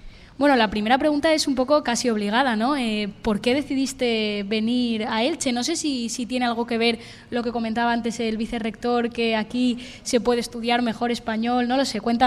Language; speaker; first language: Spanish; native; Spanish